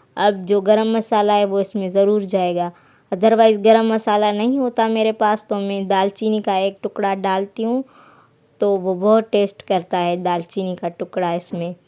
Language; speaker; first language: Urdu; non-native, local second language; Sindhi